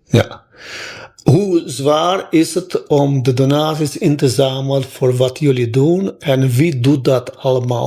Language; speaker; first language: Dutch; non-native, fluent; Albanian